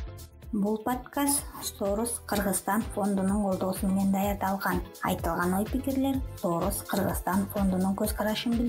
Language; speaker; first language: Kyrgyz; native; Kyrgyz